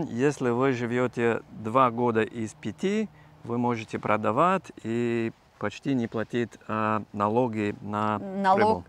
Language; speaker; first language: Russian; non-native, learner; English